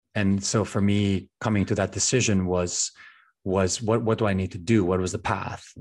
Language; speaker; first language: English; non-native, local second language; Filipino